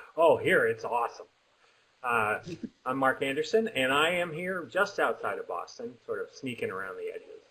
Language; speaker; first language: English; native; English